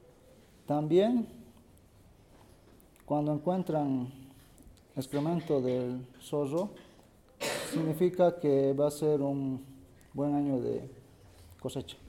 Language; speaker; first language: Spanish; non-native, local second language; Quechua